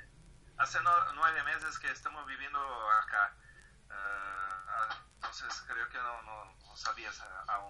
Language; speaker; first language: Spanish; non-native, fluent; Portuguese